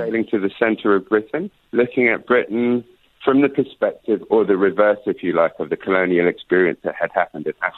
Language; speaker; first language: English; native; English